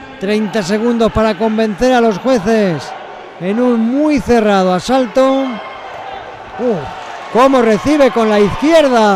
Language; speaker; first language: Spanish; native; Spanish